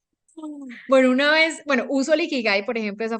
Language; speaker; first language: Spanish; native; Spanish